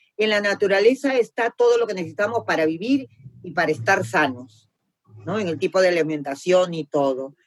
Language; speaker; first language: Spanish; native; Spanish